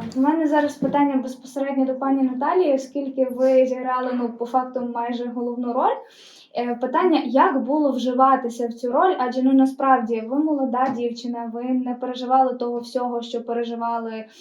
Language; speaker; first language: Ukrainian; native; Ukrainian